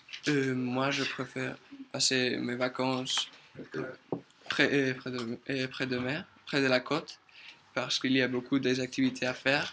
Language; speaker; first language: French; non-native, learner; Spanish